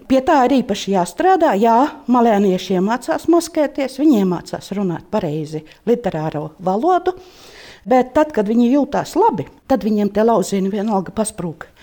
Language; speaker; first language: Latvian; native; Latvian